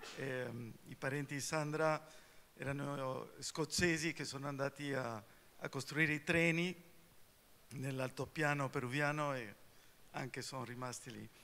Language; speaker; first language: Italian; early bilingual, heritage; Spanish